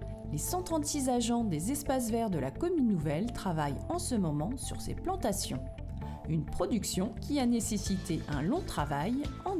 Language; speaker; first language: French; native; French